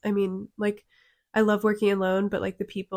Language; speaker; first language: English; native; English